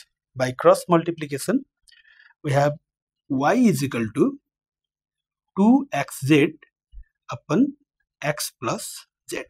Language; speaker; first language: English; non-native, local second language; Nepali